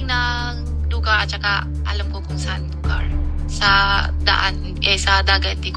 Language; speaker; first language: Filipino; non-native, learner; Chinese